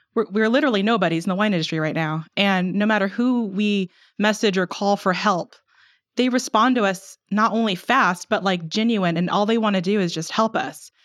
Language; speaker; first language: English; early bilingual, other home language; Filipino